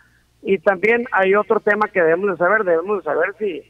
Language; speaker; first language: Spanish; native; Spanish